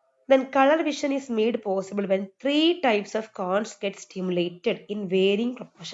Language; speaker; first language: English; non-native, local second language; Malayalam